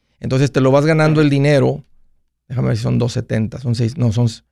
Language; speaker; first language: Spanish; native; Spanish